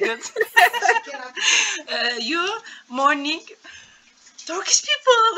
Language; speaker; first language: English; non-native, learner; Turkish